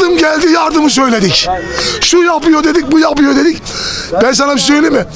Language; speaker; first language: Turkish; native; Turkish